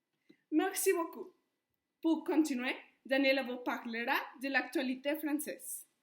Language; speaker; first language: French; non-native, fluent; Spanish